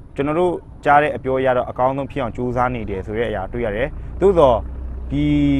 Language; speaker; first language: Burmese; non-native, local second language; Karen languages